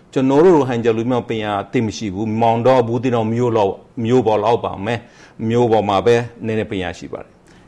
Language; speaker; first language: Burmese; non-native, local second language; Rohingya